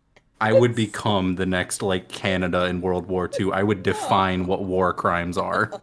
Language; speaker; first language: English; native; English